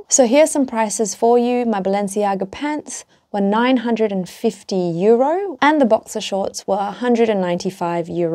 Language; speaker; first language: English; native; English